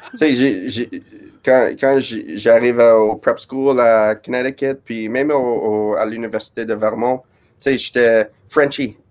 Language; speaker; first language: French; non-native, local second language; English